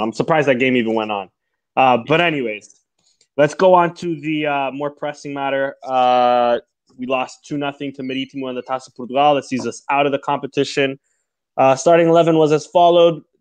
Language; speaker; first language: English; early bilingual, other home language; Portuguese